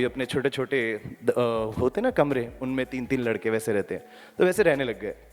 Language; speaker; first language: Hindi; native; Hindi